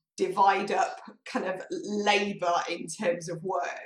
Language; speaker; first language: English; native; English